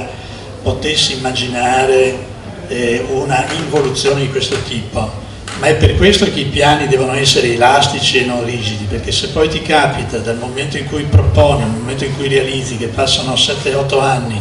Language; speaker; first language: Italian; native; Italian